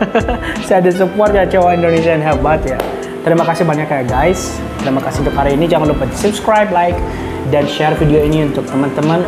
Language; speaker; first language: Indonesian; non-native, learner; Arabic